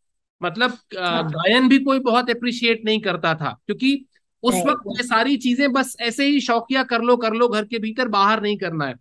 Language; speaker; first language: Hindi; native; Hindi